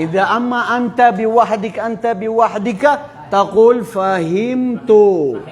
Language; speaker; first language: Arabic; non-native, fluent; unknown